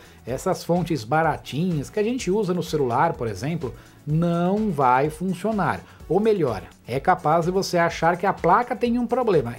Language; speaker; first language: Portuguese; native; Portuguese